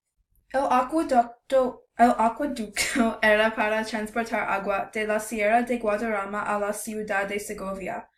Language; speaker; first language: Spanish; non-native, learner; English